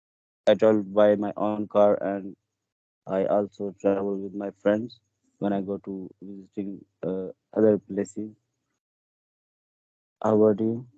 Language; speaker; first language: English; non-native, learner; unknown